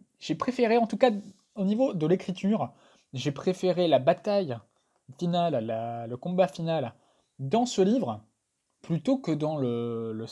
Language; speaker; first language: French; native; French